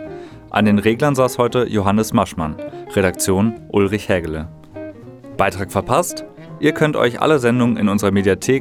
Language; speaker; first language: German; native; German